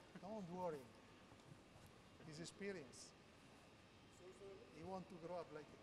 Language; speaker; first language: English; non-native, learner; Italian